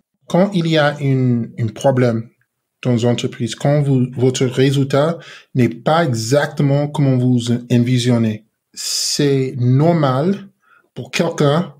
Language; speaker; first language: French; non-native, learner; English